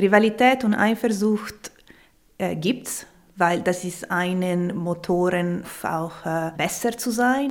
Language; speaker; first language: German; non-native, local second language; Italian